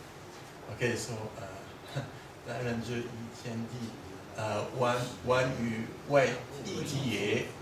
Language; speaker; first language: Chinese; non-native, fluent; French